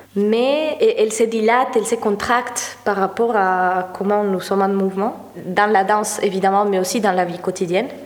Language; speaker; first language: French; non-native, fluent; Spanish